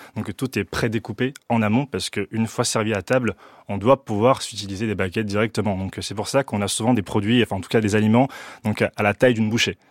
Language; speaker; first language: French; early bilingual, other home language; Wu Chinese